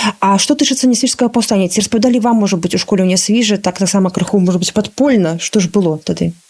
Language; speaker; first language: Belarusian; native; Belarusian